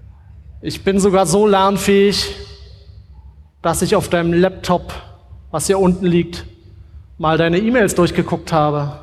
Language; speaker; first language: German; native; German